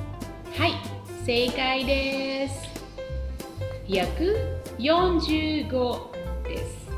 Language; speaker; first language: Japanese; non-native, fluent; Indonesian